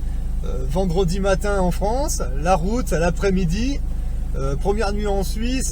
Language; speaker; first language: French; native; French